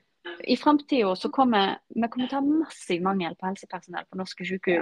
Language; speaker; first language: Norwegian; native; Norwegian